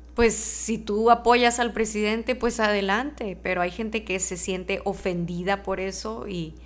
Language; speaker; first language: Spanish; native; Spanish